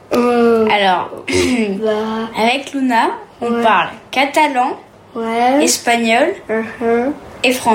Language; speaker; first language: French; early bilingual, heritage; French